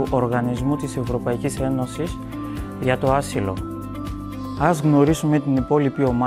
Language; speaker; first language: Greek; non-native, fluent; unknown